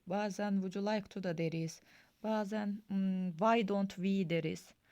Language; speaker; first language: English; non-native, fluent; Turkish